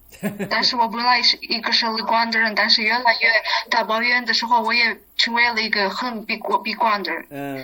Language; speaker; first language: Chinese; non-native, learner; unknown